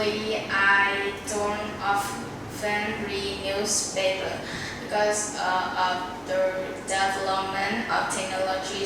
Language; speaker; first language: English; non-native, learner; Vietnamese